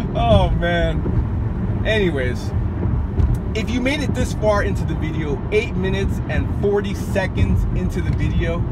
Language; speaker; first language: English; native; English